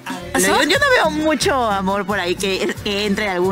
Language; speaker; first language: Spanish; native; Spanish